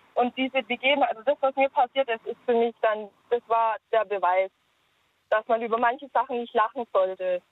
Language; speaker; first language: German; native; German